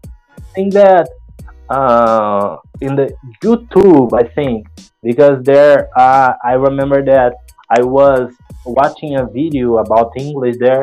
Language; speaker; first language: English; non-native, learner; Portuguese